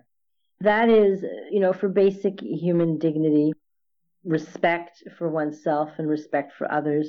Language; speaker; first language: English; native; English